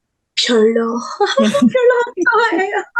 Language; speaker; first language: Korean; non-native, learner; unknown